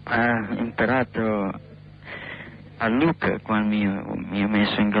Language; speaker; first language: Italian; non-native, learner; English